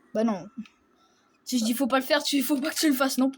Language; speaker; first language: French; native; French